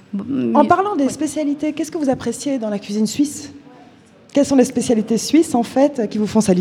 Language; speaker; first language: French; native; French